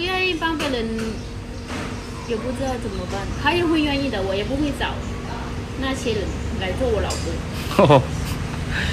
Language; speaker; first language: Chinese; non-native, fluent; Lao